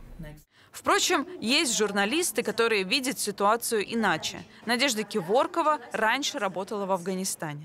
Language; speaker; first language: Russian; native; Russian